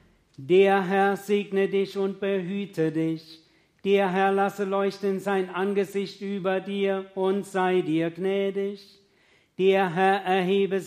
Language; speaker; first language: German; native; German